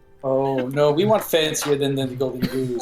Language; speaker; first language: English; native; English